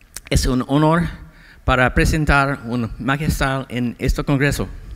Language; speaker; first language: Spanish; non-native, learner; English